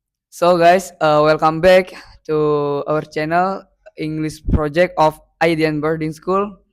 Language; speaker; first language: English; non-native, learner; Indonesian